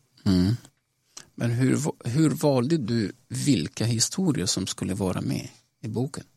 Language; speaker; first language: Swedish; non-native, local second language; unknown